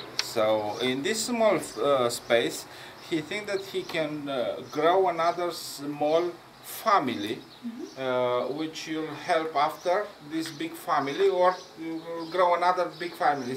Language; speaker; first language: English; non-native, learner; Romanian